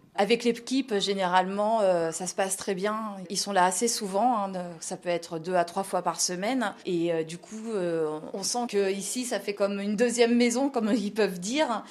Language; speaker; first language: French; native; French